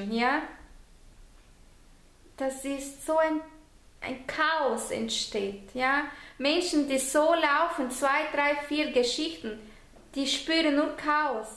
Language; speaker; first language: German; non-native, fluent; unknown